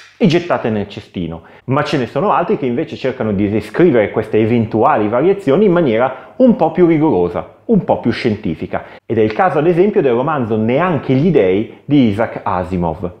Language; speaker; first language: Italian; native; Italian